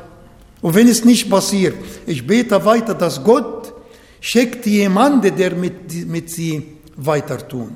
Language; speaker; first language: German; non-native, fluent; Arabic